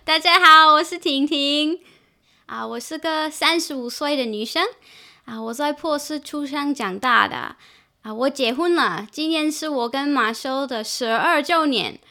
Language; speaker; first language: Chinese; non-native, fluent; English